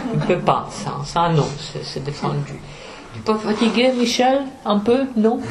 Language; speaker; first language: French; non-native, fluent; Czech